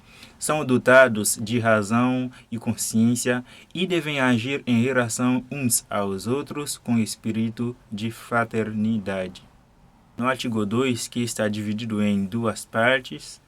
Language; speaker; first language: Portuguese; non-native, fluent; Haitian Creole